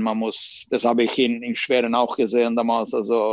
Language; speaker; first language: German; non-native, fluent; Swedish